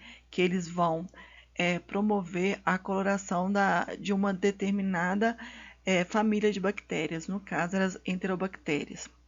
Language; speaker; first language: Portuguese; native; Portuguese